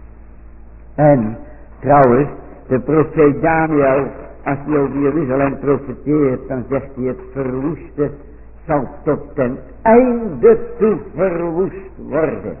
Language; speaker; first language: Dutch; native; Dutch